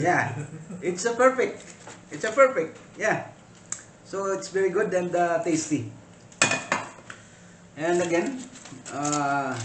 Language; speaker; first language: English; non-native, learner; Filipino